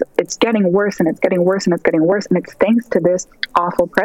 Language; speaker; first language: English; native; English